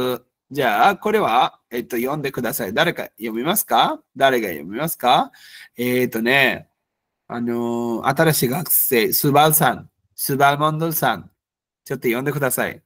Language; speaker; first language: Japanese; non-native, fluent; Bangla